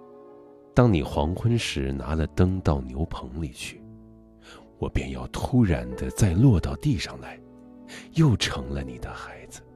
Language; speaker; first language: Chinese; native; Chinese